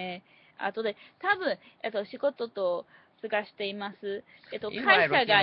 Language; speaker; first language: Japanese; non-native, learner; English